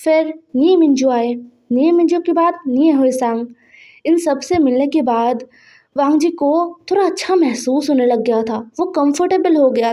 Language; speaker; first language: Hindi; non-native, local second language; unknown